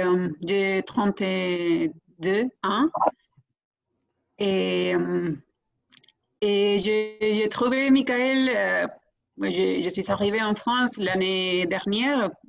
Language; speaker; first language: French; non-native, fluent; Spanish